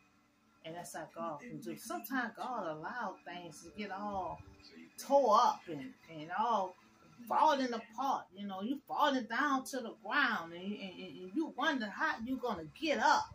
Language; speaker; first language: English; native; English